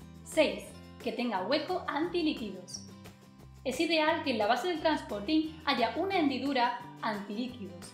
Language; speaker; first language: Spanish; native; Spanish